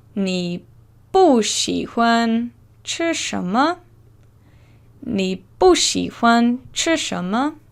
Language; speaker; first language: Chinese; non-native, fluent; English